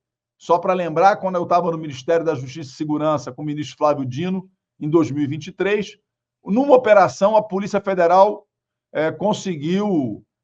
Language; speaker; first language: Portuguese; native; Portuguese